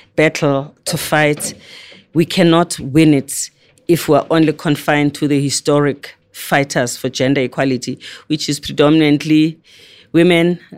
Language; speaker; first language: English; non-native, local second language; Zulu